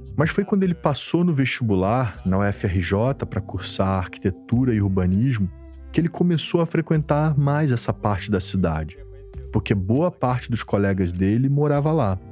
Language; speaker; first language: Portuguese; native; Portuguese